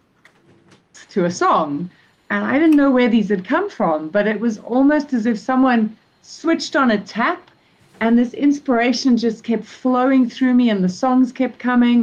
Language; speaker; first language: English; native; English